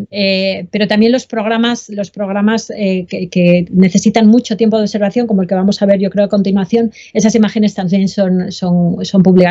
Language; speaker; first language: Spanish; native; Spanish